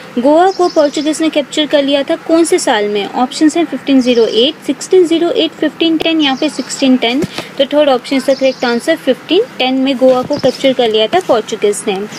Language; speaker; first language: Hindi; native; Hindi